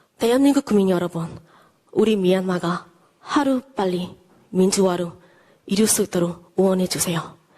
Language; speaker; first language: Korean; non-native, fluent; Burmese